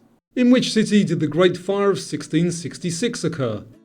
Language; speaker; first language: English; native; English